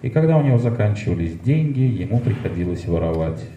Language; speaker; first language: Russian; native; Russian